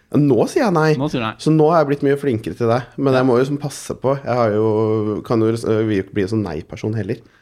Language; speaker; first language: Norwegian; early bilingual, other home language; Urdu